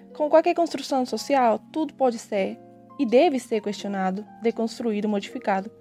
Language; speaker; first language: Portuguese; early bilingual, other home language; Spanish